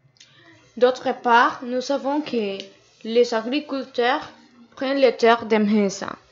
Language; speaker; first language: French; non-native, learner; Spanish